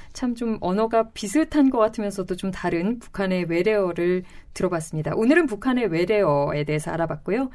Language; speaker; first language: Korean; native; Korean